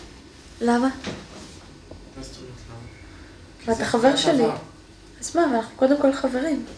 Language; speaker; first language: Hebrew; native; Hebrew